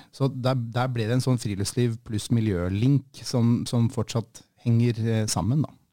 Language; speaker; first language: Norwegian; native; Norwegian